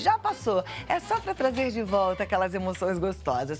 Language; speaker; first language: Portuguese; native; Portuguese